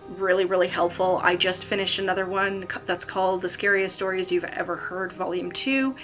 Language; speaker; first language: English; native; English